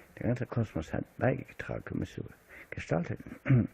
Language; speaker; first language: German; non-native, fluent; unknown